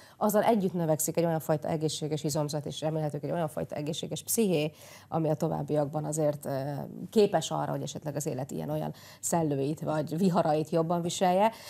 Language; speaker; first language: Hungarian; native; Hungarian